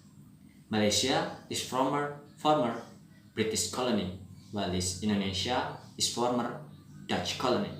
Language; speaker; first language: English; non-native, learner; Indonesian